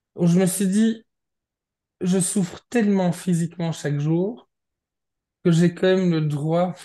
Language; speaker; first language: French; native; French